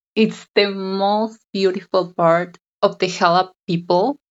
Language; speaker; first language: English; non-native, learner; Spanish